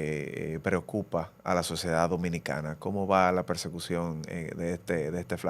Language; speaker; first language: Spanish; native; Spanish